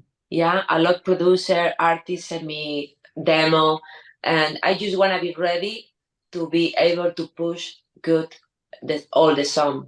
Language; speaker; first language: English; non-native, learner; Spanish